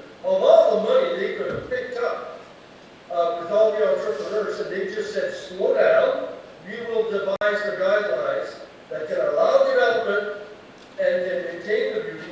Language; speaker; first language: English; native; English